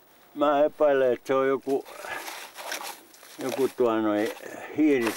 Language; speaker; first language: Finnish; native; Finnish